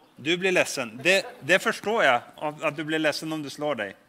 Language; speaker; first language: Swedish; native; Swedish